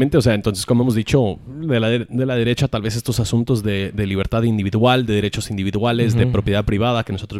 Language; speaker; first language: Spanish; non-native, fluent; English